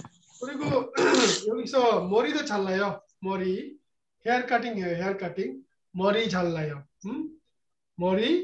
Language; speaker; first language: Korean; non-native, fluent; Bangla